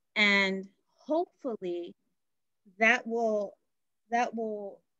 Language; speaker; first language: English; native; English